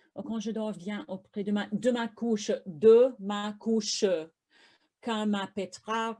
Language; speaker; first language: French; non-native, fluent; English